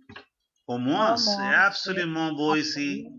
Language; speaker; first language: French; non-native, fluent; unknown